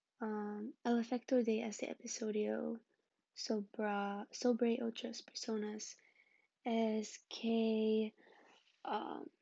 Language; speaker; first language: Spanish; non-native, learner; English